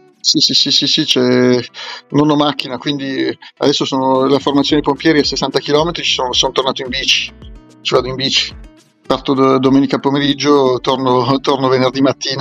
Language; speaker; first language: Italian; native; Italian